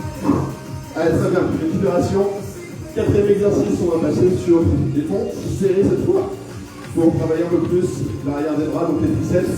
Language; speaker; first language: French; native; French